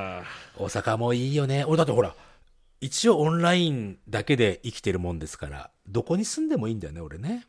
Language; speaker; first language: Japanese; native; Japanese